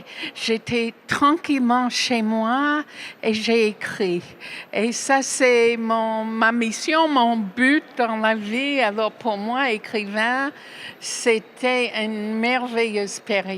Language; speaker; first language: French; non-native, fluent; English